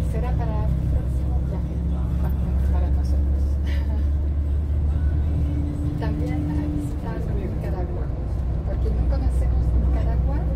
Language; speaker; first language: Spanish; non-native, fluent; French